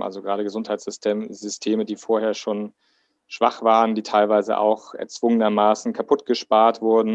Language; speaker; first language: German; native; German